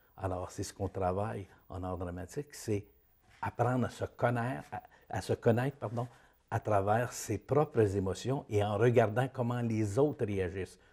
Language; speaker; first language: French; native; French